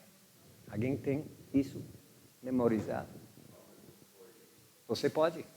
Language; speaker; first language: Portuguese; non-native, fluent; English